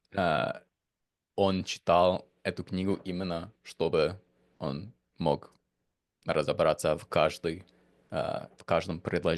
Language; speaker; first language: Russian; non-native, fluent; English